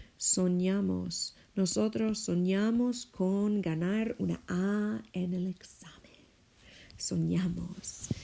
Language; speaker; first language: Spanish; non-native, fluent; English